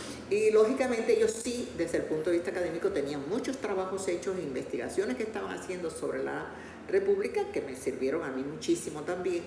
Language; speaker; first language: Spanish; native; Spanish